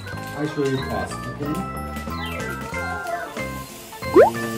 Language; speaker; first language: English; non-native, local second language; Filipino